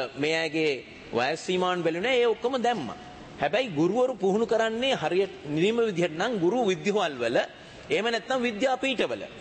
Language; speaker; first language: Sinhala; native; Sinhala